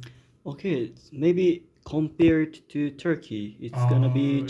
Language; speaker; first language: English; non-native, learner; Japanese